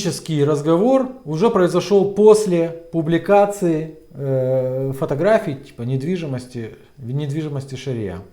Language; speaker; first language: Russian; native; Russian